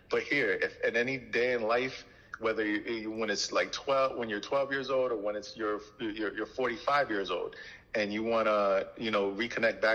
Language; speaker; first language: English; early bilingual, other home language; Haitian Creole